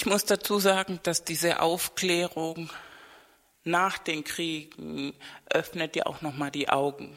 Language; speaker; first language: German; non-native, fluent; Spanish